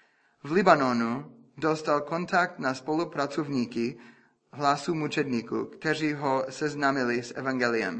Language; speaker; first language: Czech; non-native, fluent; English